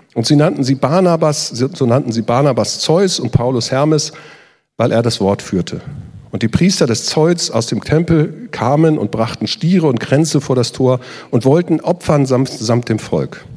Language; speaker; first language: German; native; German